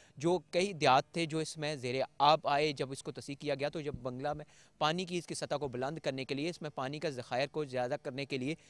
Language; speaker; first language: Urdu; non-native, local second language; Pahari-Potwari